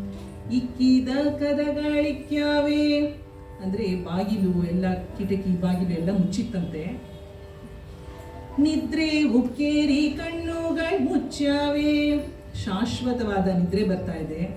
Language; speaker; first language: Kannada; native; Kannada